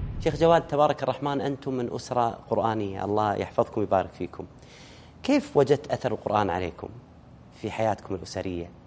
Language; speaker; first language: Arabic; native; Arabic